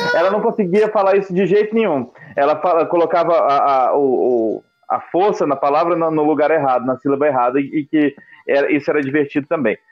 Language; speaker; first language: Portuguese; native; Portuguese